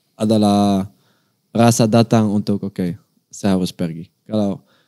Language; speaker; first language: Indonesian; non-native, learner; Dutch